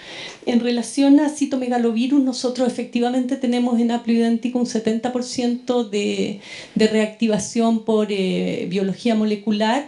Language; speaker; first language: Spanish; native; Spanish